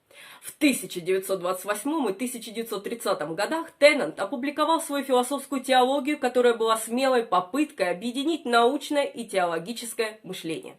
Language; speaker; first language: Russian; native; Russian